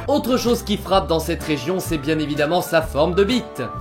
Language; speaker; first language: French; native; French